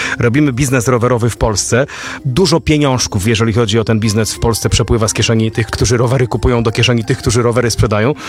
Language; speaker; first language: Polish; native; Polish